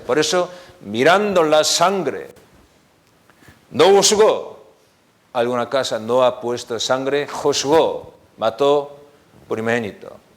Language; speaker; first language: Spanish; non-native, learner; Korean